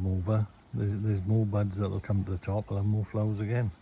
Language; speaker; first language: English; native; English